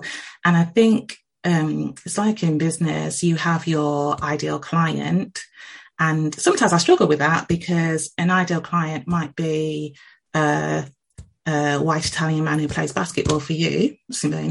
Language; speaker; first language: English; native; English